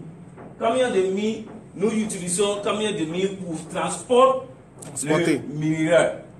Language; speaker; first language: French; non-native, learner; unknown